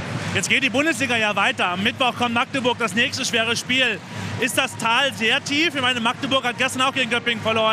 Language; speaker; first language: German; native; German